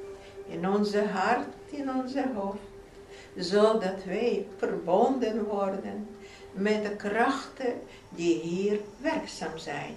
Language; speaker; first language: Dutch; non-native, fluent; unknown